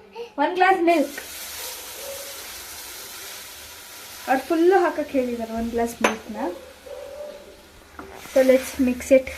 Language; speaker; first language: Kannada; native; Kannada